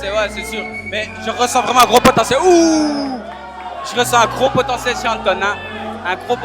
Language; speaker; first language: French; native; French